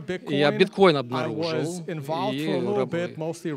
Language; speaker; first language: Russian; early bilingual, heritage; Russian